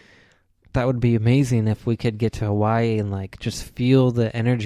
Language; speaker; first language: English; native; English